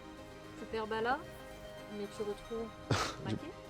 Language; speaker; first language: French; native; French